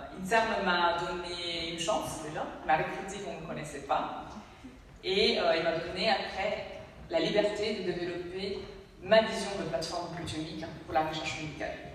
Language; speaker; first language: French; non-native, fluent; Italian